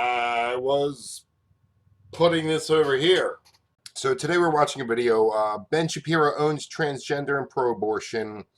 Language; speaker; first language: English; native; English